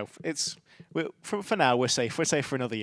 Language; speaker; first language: English; native; English